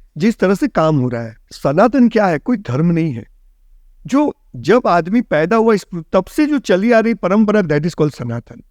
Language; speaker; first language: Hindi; non-native, local second language; Gujarati